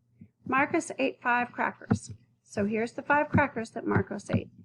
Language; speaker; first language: English; native; English